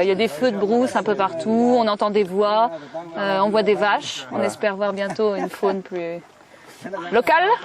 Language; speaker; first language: French; native; French